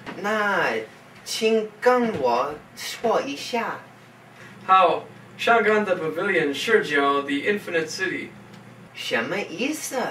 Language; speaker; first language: Chinese; non-native, learner; English